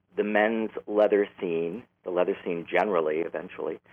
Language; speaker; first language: English; native; English